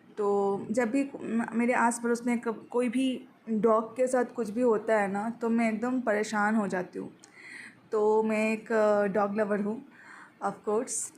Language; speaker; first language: Hindi; non-native, local second language; Bangla